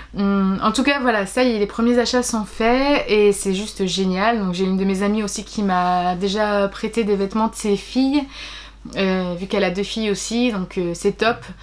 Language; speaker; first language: French; native; French